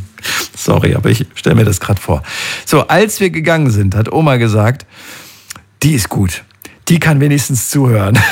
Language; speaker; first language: German; native; German